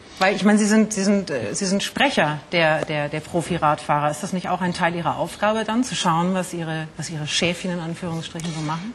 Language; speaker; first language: German; native; German